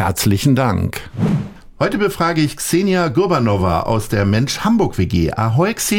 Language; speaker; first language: German; native; German